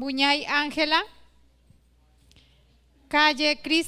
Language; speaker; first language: Spanish; native; Spanish